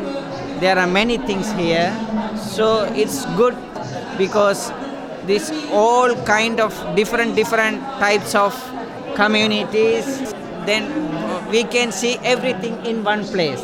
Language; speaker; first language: English; non-native, local second language; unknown